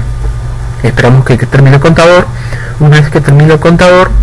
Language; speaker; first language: Spanish; native; Spanish